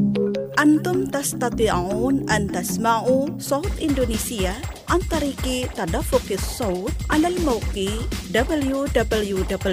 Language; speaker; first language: Arabic; non-native, fluent; Indonesian